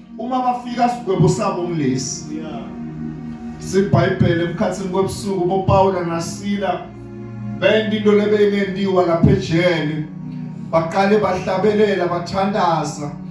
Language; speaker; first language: Zulu; non-native, local second language; Swati